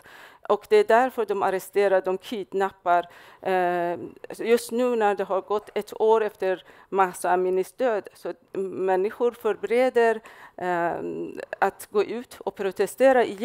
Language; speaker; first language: Swedish; non-native, fluent; Persian